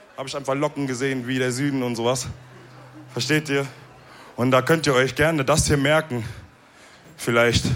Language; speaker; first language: German; early bilingual, other home language; Wolof